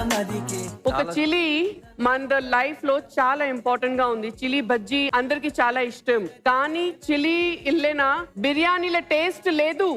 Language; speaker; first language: Telugu; non-native, learner; Kannada